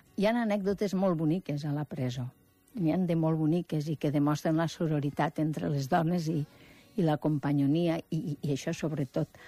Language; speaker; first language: Catalan; native; Catalan